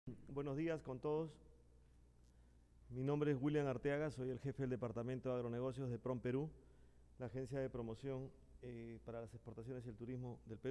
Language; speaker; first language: Spanish; native; Spanish